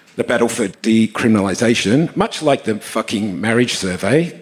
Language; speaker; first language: English; native; English